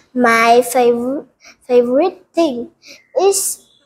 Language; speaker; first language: English; non-native, learner; Vietnamese